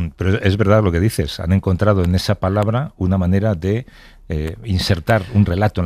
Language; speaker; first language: Spanish; native; Spanish